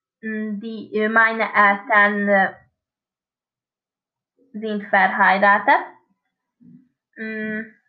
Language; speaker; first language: German; non-native, learner; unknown